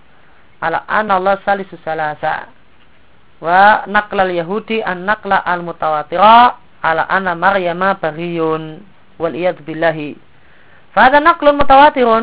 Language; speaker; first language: Arabic; non-native, fluent; Indonesian